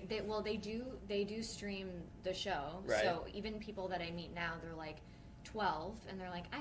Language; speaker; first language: English; native; English